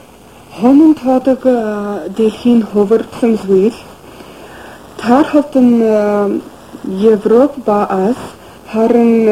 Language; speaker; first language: Mongolian; non-native, fluent; English